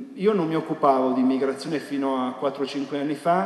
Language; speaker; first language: Italian; native; Italian